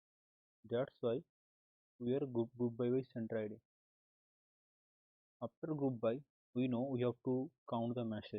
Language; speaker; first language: English; non-native, local second language; Hindi